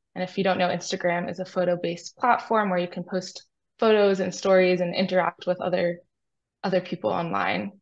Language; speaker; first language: English; native; English